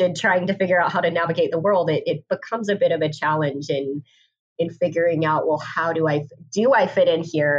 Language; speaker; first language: English; native; English